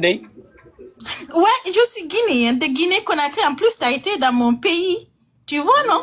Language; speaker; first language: French; non-native, local second language; Fula